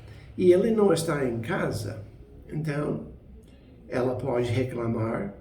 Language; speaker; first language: Portuguese; non-native, fluent; English